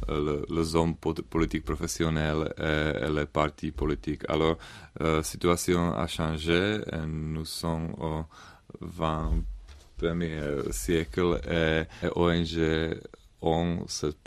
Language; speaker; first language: French; non-native, learner; Czech